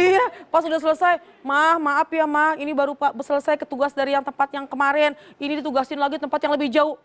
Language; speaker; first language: Indonesian; native; Indonesian